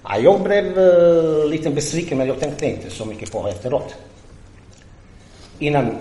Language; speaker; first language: Swedish; non-native, fluent; Croatian